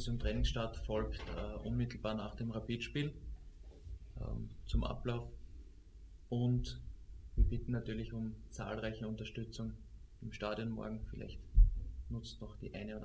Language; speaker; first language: German; native; German